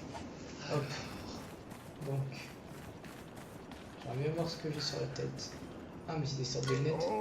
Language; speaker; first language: French; native; French